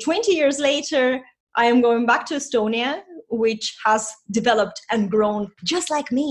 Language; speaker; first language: English; non-native, fluent; Russian